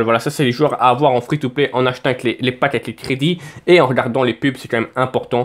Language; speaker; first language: French; native; French